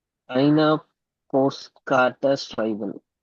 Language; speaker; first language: German; non-native, learner; Tamil